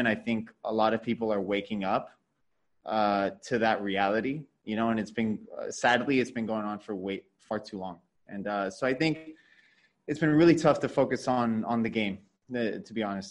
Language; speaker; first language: English; early bilingual, other home language; Spanish